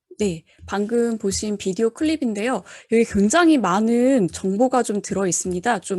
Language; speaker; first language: Korean; native; Korean